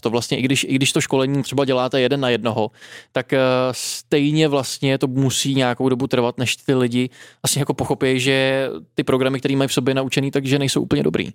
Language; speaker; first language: Czech; native; Czech